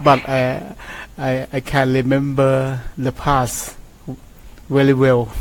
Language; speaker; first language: English; non-native, learner; Thai